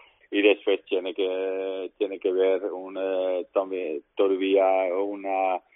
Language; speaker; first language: Spanish; non-native, learner; Dutch